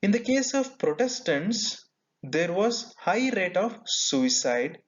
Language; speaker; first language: English; non-native, local second language; Kannada